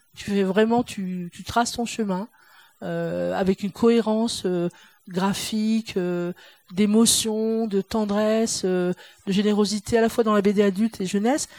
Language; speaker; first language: French; native; French